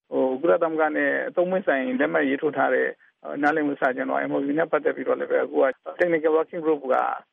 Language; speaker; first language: Burmese; non-native, local second language; Tedim Chin